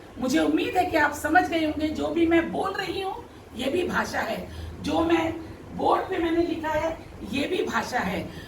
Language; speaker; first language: Hindi; native; Hindi